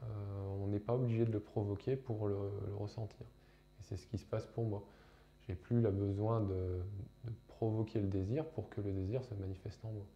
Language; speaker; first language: French; native; French